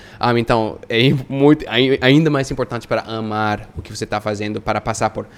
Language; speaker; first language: Portuguese; non-native, fluent; English